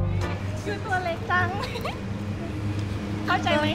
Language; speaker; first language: Thai; native; Thai